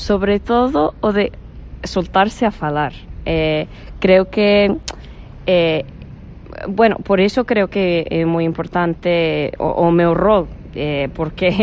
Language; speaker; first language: Galician; non-native, fluent; English